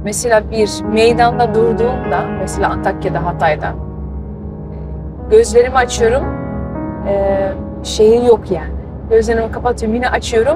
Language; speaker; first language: Turkish; early bilingual, heritage; Turkish